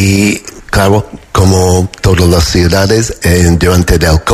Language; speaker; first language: Spanish; non-native, fluent; English